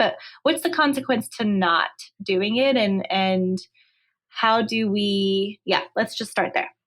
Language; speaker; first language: English; native; English